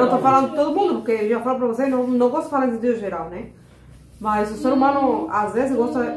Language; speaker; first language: Portuguese; non-native, fluent; Spanish